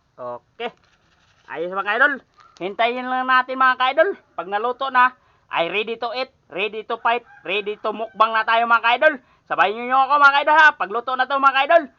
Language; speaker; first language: Filipino; non-native, local second language; Cebuano